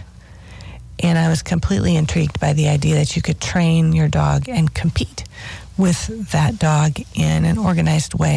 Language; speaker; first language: English; native; English